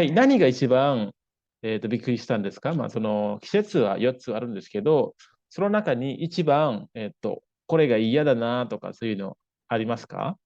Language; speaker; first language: Japanese; non-native, fluent; Indonesian